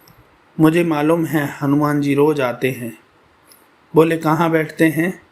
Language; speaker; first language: Hindi; native; Hindi